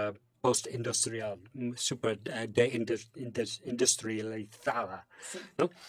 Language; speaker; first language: Spanish; non-native, fluent; English